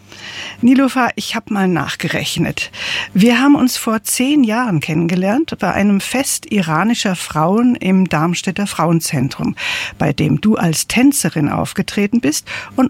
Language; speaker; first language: German; native; German